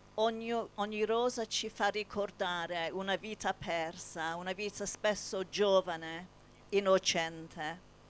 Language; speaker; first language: Italian; non-native, fluent; English